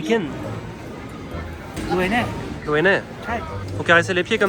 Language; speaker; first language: French; native; French